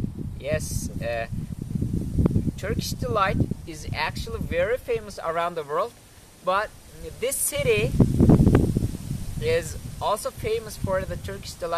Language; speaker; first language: English; non-native, learner; Turkish